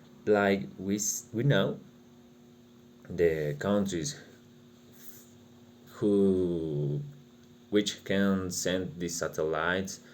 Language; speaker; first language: English; non-native, learner; Spanish